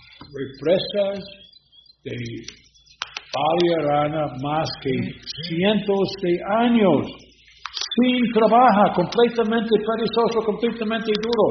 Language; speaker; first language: Spanish; non-native, learner; English